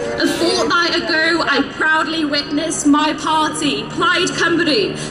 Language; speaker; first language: English; native; English